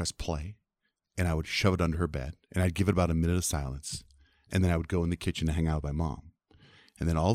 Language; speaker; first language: English; early bilingual, other home language; Spanish